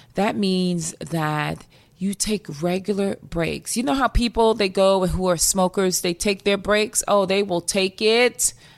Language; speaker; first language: English; native; English